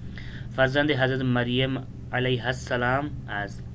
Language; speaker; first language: Persian; non-native, fluent; Urdu